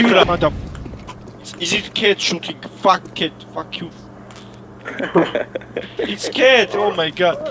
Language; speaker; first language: English; non-native, learner; Georgian